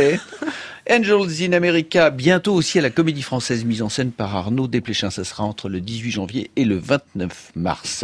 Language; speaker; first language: French; native; French